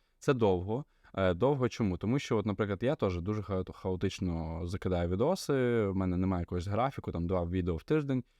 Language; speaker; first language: Ukrainian; non-native, local second language; Russian